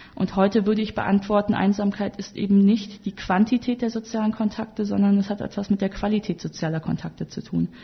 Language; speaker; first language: German; native; German